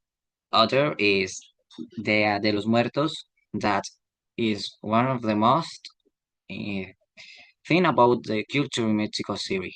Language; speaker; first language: English; non-native, learner; Spanish